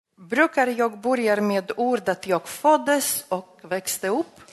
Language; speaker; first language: Swedish; non-native, fluent; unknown